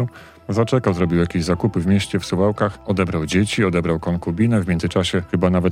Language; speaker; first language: Polish; native; Polish